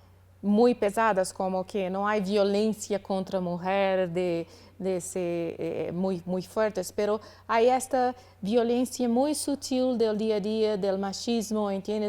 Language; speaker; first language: Spanish; non-native, learner; Portuguese